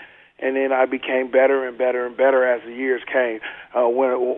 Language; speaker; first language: English; native; English